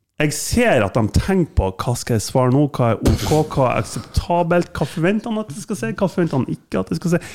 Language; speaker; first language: Norwegian; non-native, fluent; German